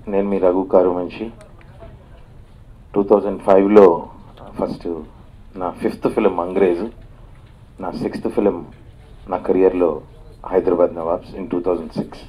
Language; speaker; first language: Telugu; native; Telugu